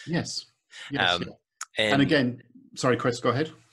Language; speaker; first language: English; native; English